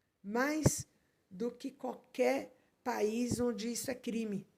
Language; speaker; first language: Portuguese; native; Portuguese